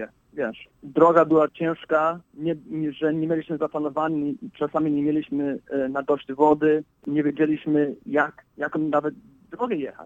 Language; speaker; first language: Polish; early bilingual, heritage; English